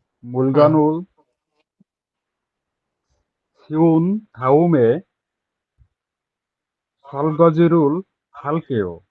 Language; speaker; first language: Korean; non-native, learner; Bangla